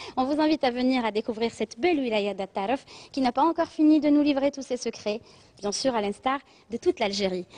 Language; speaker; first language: French; non-native, local second language; Arabic